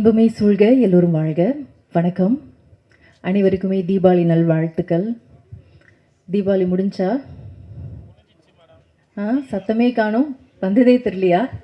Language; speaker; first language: Tamil; native; Tamil